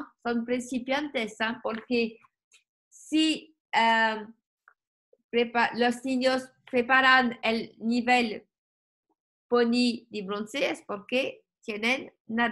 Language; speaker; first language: Spanish; non-native, learner; French